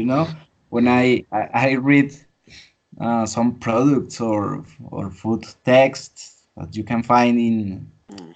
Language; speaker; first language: English; non-native, fluent; Spanish